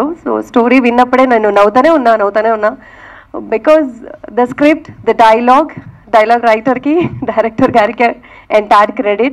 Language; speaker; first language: Telugu; non-native, local second language; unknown